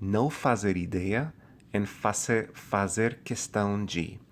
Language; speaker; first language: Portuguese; non-native, fluent; English